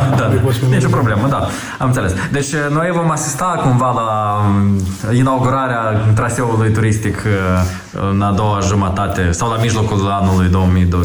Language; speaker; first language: Romanian; native; Romanian